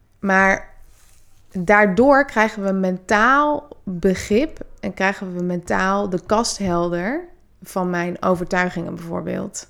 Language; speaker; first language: Dutch; native; Dutch